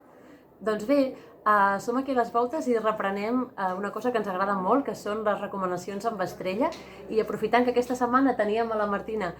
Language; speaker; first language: Catalan; native; Catalan